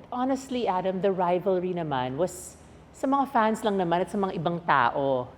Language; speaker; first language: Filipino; native; Filipino